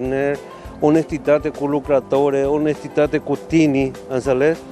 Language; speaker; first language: Romanian; non-native, learner; Spanish